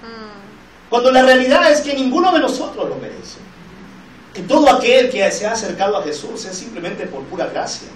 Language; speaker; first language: Spanish; native; Spanish